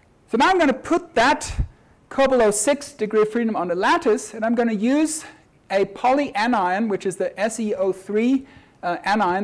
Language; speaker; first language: English; native; English